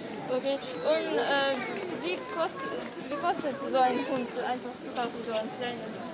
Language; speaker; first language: German; non-native, learner; Russian